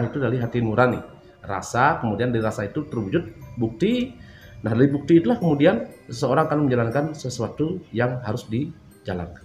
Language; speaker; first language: Indonesian; non-native, local second language; Balinese